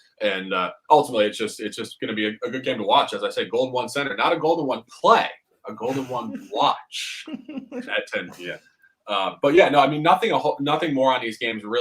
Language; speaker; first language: English; native; English